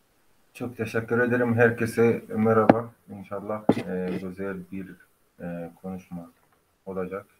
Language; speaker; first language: Turkish; non-native, fluent; Arabic